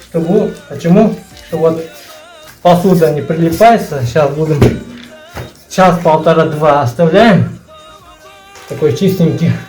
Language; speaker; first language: Russian; non-native, learner; Uzbek